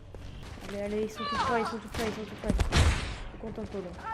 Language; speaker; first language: French; native; French